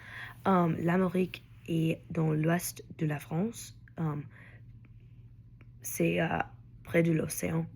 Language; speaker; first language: French; non-native, learner; English